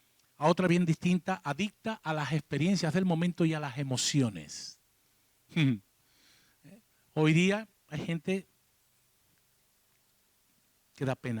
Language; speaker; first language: Spanish; native; Spanish